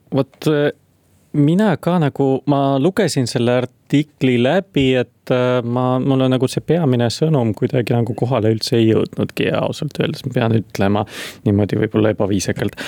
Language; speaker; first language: Estonian; non-native, local second language; Russian